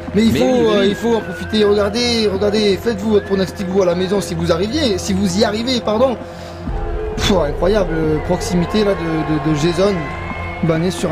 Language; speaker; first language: French; native; French